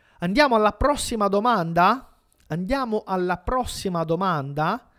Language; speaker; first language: Italian; non-native, fluent; Portuguese